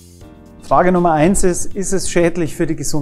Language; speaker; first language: German; native; German